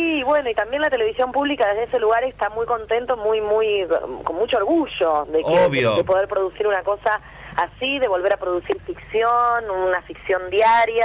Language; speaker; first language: Spanish; native; Spanish